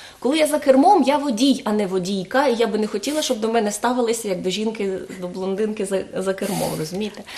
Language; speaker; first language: Ukrainian; native; Ukrainian